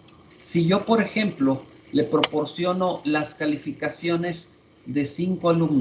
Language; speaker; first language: Spanish; native; Spanish